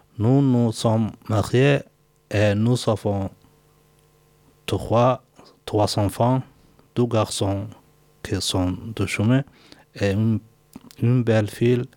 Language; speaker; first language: French; non-native, learner; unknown